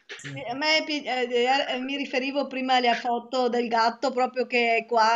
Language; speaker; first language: Italian; native; Italian